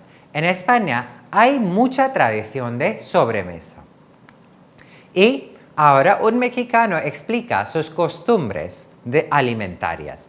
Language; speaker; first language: Spanish; non-native, fluent; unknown